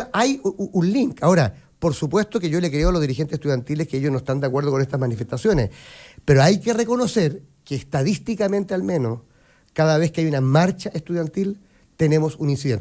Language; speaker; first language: Spanish; native; Spanish